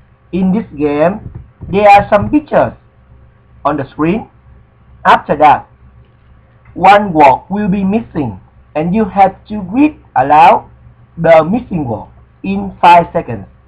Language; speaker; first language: English; non-native, fluent; Vietnamese